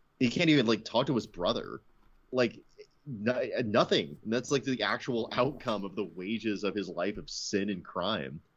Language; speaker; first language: English; native; English